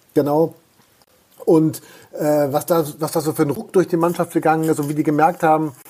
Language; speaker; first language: German; native; German